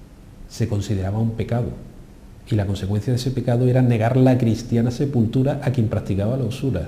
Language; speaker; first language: Spanish; native; Spanish